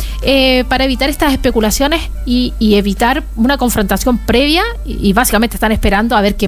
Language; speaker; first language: Spanish; native; Spanish